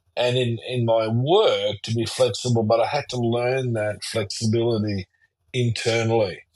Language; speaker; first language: English; early bilingual, other home language; German